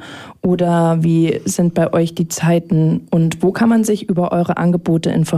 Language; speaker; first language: German; native; German